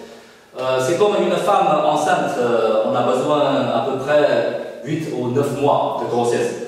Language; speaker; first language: French; non-native, fluent; Chinese